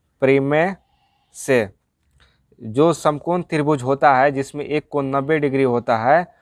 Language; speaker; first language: Hindi; native; Hindi